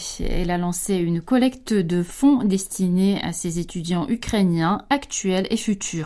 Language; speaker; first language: French; native; French